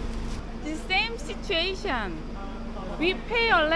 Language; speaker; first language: English; non-native, learner; Korean